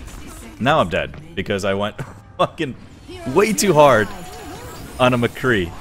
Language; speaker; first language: English; native; English